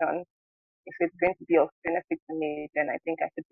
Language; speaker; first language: English; non-native, local second language; Igbo